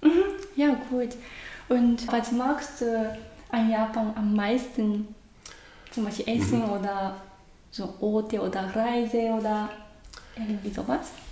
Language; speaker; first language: German; non-native, learner; Japanese